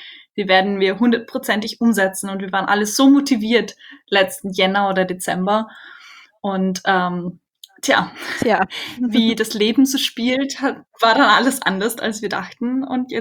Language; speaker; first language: German; native; German